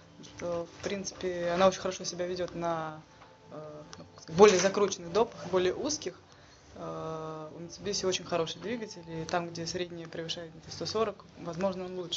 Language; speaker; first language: Russian; native; Russian